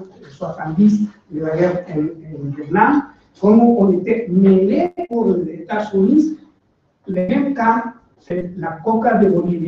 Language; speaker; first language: French; non-native, learner; Spanish